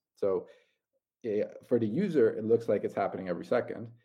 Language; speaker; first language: English; non-native, fluent; Italian